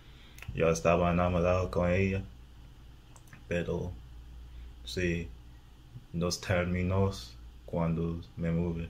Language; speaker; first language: Spanish; non-native, learner; English